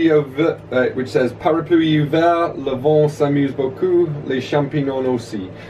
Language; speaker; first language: French; non-native, learner; English